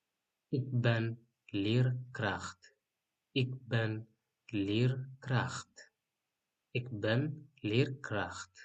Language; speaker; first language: Dutch; non-native, learner; Tigrinya